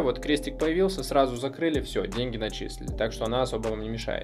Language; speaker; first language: Russian; native; Russian